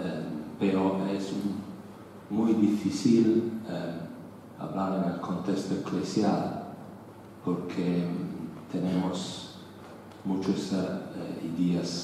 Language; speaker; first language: Spanish; non-native, learner; Italian